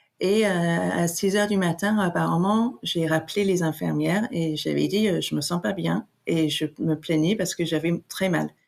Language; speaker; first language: French; non-native, fluent; English